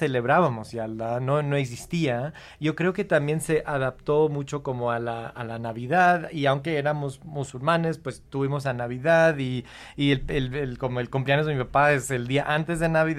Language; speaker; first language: Spanish; early bilingual, heritage; Spanish